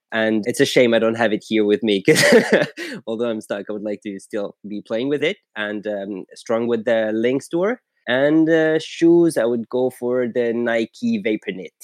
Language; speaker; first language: English; non-native, fluent; French